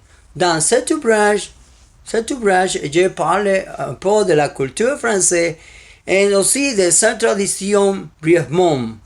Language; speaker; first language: French; non-native, learner; Spanish